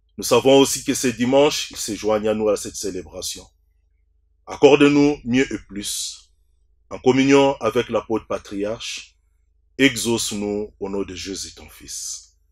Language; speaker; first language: French; non-native, local second language; Swahili